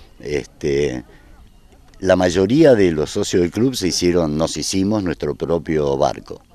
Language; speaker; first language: Spanish; native; Spanish